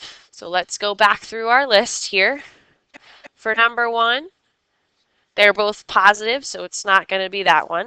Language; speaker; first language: English; native; English